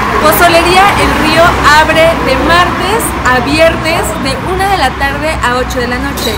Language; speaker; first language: Spanish; native; Spanish